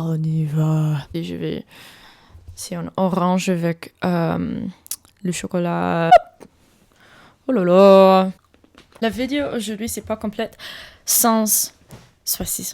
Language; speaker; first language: French; non-native, learner; English